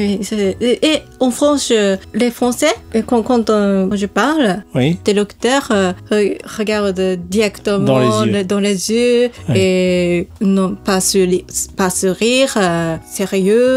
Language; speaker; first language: French; non-native, learner; Japanese